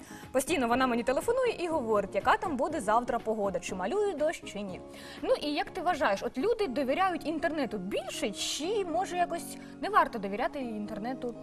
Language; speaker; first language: Ukrainian; native; Ukrainian